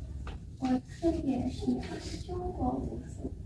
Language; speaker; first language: Chinese; non-native, learner; Indonesian